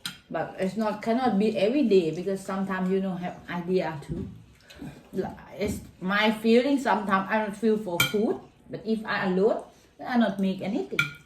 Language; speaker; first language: English; non-native, learner; Thai